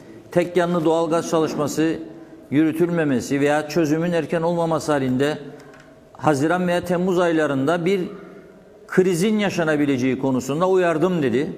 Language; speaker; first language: Turkish; native; Turkish